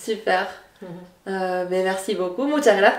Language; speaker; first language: French; native; French